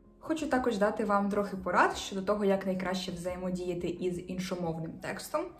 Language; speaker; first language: Ukrainian; native; Ukrainian